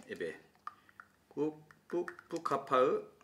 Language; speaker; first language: Turkish; non-native, fluent; Korean